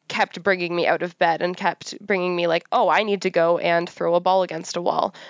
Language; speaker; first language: English; native; English